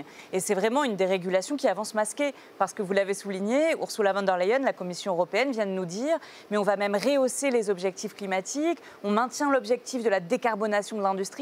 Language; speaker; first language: French; native; French